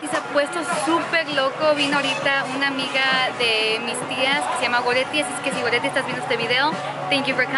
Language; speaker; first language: Spanish; early bilingual, heritage; Spanish